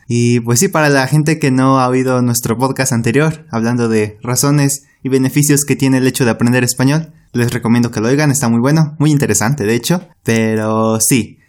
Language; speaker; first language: Spanish; native; Spanish